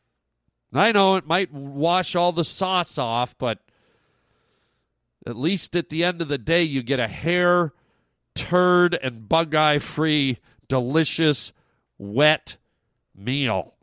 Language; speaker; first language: English; native; English